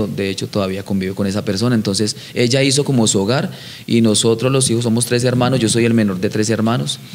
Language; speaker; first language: Spanish; native; Spanish